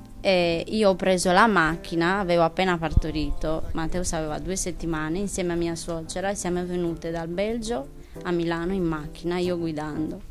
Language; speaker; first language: Italian; non-native, fluent; Romanian